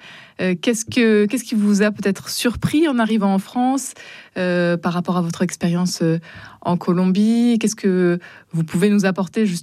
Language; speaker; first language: French; native; French